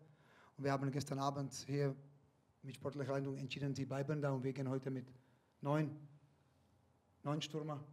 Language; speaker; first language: German; non-native, fluent; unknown